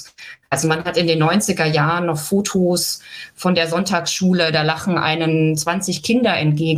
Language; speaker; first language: German; native; German